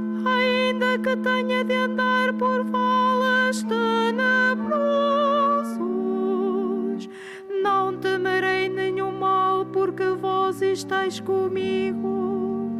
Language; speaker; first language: Portuguese; native; Portuguese